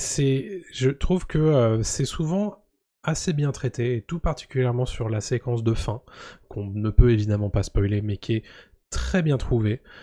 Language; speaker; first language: French; native; French